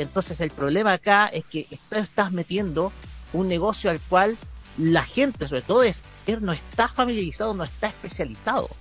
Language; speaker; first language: Spanish; native; Spanish